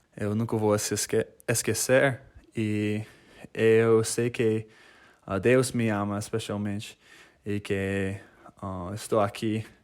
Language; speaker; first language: Portuguese; non-native, fluent; English